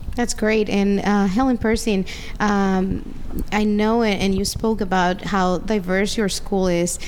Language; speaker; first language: English; non-native, fluent; Spanish